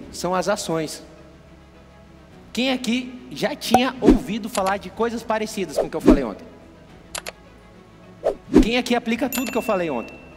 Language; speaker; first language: Portuguese; native; Portuguese